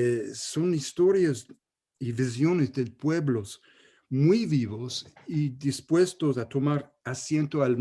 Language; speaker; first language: Spanish; non-native, fluent; English